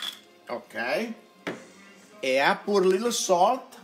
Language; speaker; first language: English; non-native, local second language; Italian